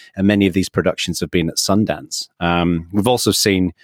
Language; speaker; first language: English; native; English